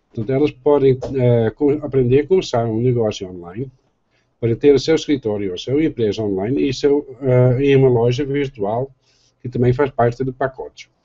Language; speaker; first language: Portuguese; non-native, fluent; Dutch